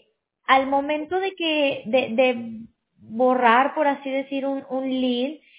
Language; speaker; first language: Spanish; native; Spanish